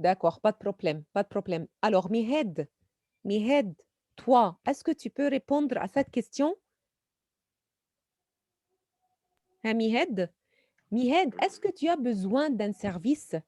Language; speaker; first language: French; non-native, fluent; Arabic